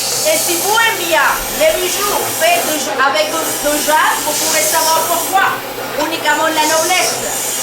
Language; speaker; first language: French; non-native, learner; Spanish